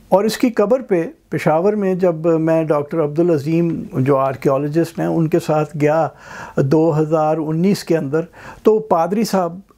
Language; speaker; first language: Urdu; native; Urdu